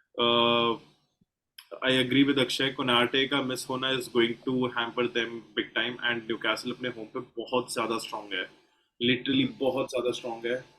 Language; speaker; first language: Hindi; native; Hindi